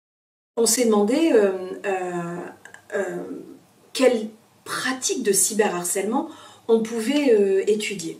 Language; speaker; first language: French; native; French